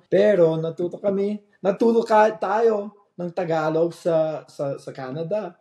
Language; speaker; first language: Filipino; non-native, fluent; English